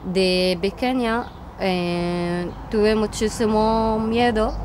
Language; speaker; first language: Spanish; non-native, fluent; Arabic